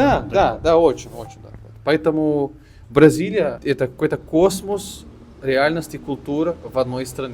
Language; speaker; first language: Russian; non-native, fluent; Portuguese